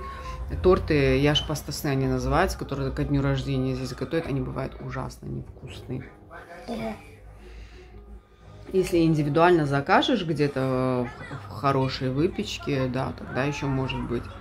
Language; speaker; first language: Russian; native; Russian